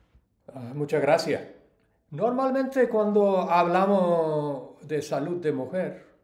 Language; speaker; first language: Spanish; non-native, learner; English